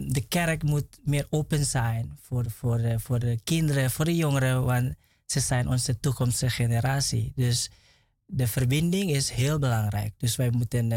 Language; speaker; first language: Dutch; non-native, learner; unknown